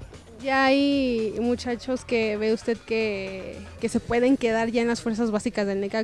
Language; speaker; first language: Spanish; native; Spanish